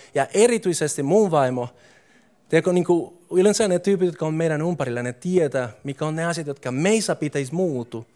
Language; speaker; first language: Finnish; non-native, fluent; Spanish